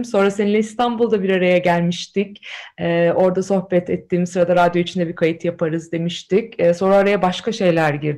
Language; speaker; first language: Turkish; native; Turkish